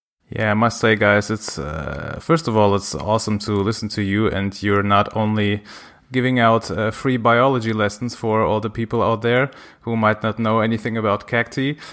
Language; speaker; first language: English; non-native, fluent; German